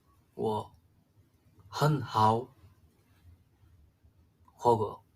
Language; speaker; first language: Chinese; non-native, learner; Korean